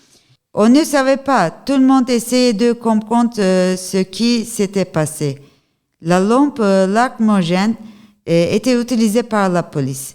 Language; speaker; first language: French; non-native, learner; Turkish